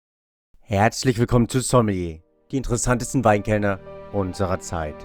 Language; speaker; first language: German; native; German